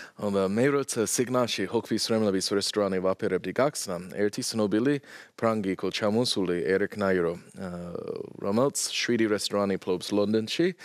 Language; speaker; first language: Georgian; non-native, fluent; English